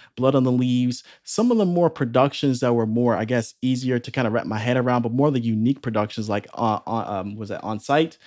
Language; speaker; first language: English; native; English